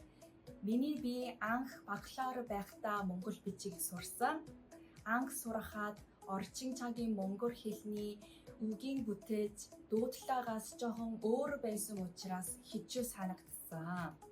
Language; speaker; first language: Mongolian; non-native, fluent; Korean